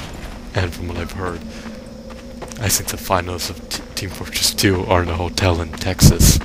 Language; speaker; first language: English; native; English